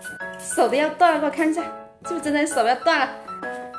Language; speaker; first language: Chinese; native; Chinese